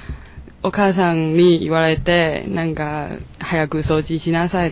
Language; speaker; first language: Japanese; non-native, learner; Chinese